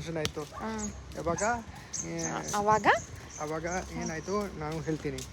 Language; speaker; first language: Kannada; non-native, learner; Hindi